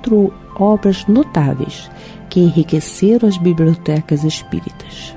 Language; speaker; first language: Portuguese; native; Portuguese